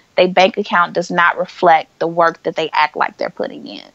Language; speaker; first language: English; native; English